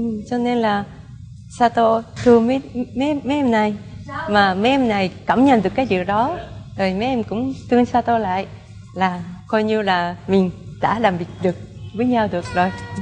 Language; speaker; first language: Vietnamese; non-native, fluent; Japanese